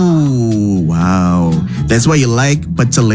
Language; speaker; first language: English; non-native, learner; Indonesian